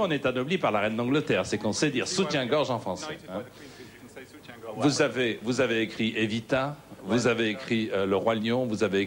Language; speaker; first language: French; native; French